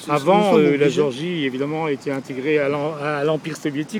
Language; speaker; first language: French; native; French